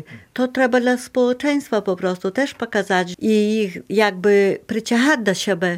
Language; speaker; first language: Polish; non-native, local second language; Belarusian